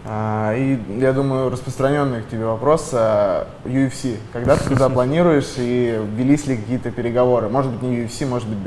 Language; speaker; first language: Russian; native; Russian